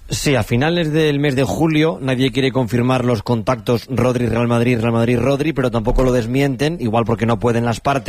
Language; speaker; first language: Spanish; native; Spanish